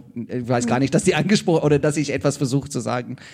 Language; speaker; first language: German; non-native, fluent; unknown